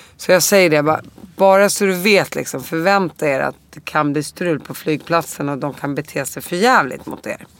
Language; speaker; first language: Swedish; early bilingual, other home language; Arabic